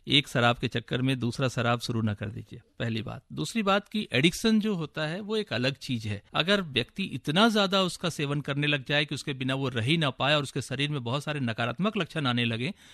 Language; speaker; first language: Hindi; native; Hindi